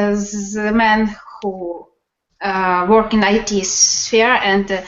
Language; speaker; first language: English; non-native, learner; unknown